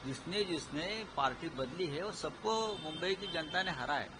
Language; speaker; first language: Hindi; non-native, local second language; Marathi